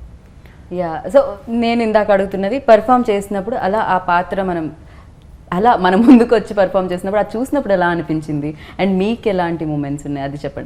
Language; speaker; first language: Telugu; native; Telugu